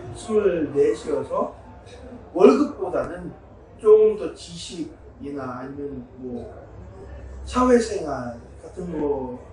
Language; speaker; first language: Korean; early bilingual, heritage; Korean